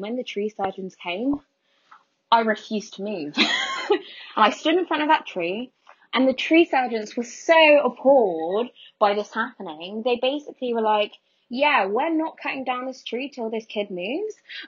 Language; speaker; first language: English; native; English